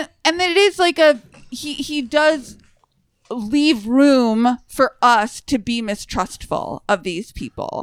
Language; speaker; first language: English; native; English